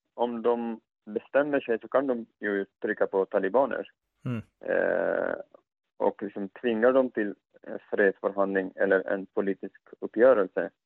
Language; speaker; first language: Swedish; non-native, fluent; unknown